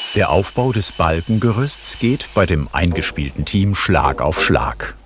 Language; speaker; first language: German; native; German